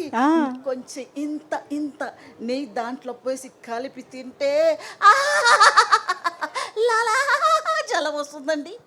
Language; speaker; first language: Telugu; non-native, fluent; Tamil